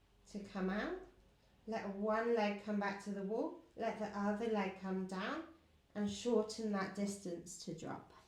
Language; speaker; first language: English; native; English